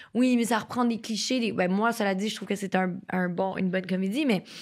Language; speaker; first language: French; native; French